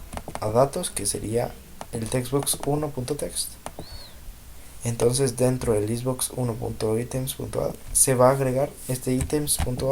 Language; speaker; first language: Spanish; native; Spanish